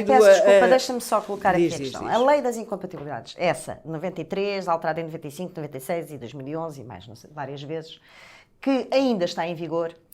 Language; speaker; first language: Portuguese; native; Portuguese